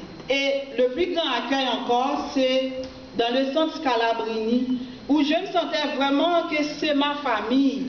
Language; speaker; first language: French; non-native, local second language; Haitian Creole